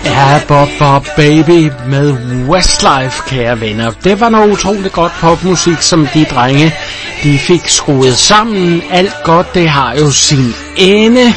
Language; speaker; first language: Danish; native; Danish